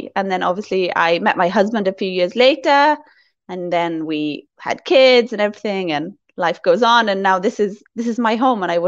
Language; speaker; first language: English; native; English